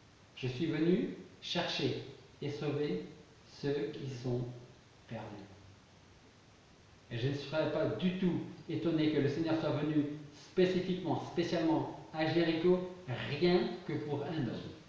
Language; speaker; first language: French; native; French